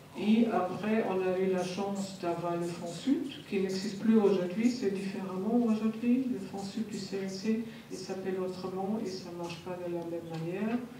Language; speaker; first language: French; non-native, fluent; German